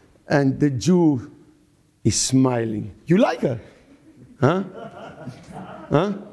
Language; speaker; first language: English; non-native, local second language; Afrikaans